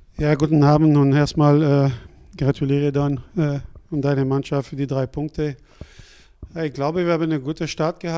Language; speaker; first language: German; non-native, fluent; French